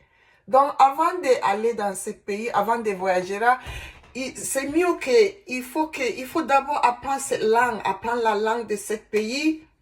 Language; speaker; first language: French; non-native, learner; Igbo